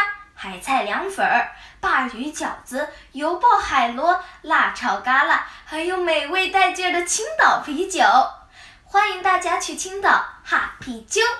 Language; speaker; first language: Chinese; early bilingual, heritage; Chinese